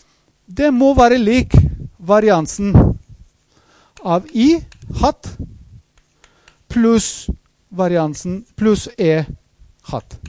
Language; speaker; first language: Norwegian; non-native, fluent; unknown